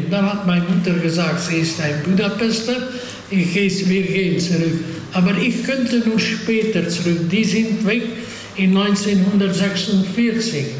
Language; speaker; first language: German; non-native, fluent; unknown